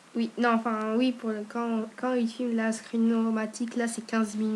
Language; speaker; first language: French; native; French